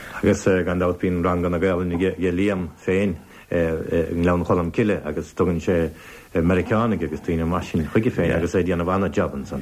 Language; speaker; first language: Irish; native; Irish